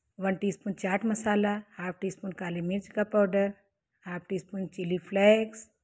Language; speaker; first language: Hindi; native; Hindi